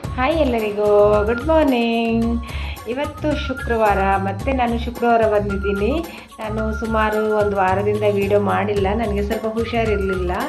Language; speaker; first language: Kannada; native; Kannada